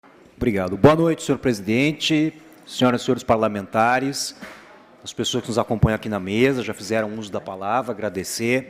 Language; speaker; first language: Portuguese; native; Portuguese